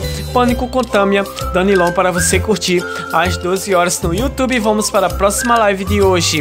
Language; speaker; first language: Portuguese; native; Portuguese